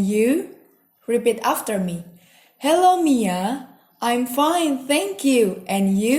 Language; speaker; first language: English; non-native, fluent; Indonesian